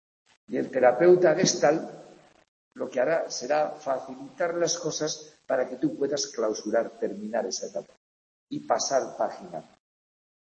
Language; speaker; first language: Spanish; native; Spanish